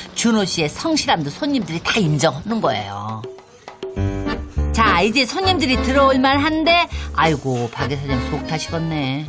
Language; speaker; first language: Korean; native; Korean